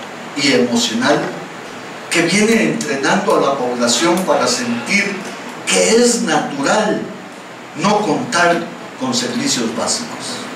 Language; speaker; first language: Spanish; native; Spanish